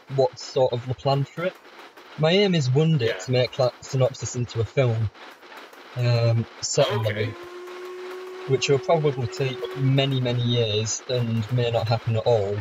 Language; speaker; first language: English; native; English